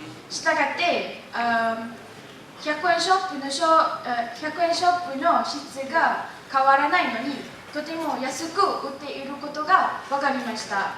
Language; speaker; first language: Japanese; non-native, learner; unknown